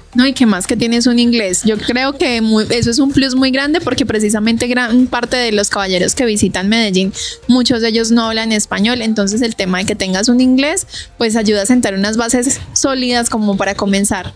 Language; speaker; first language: Spanish; native; Spanish